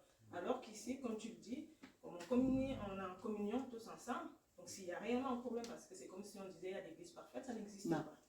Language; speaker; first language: French; native; French